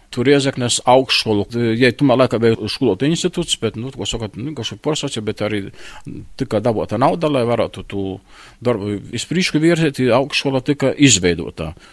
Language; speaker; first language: Latvian; native; Latvian